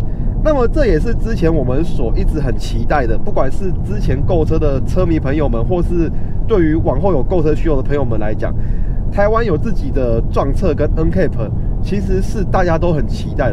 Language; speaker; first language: Chinese; native; Chinese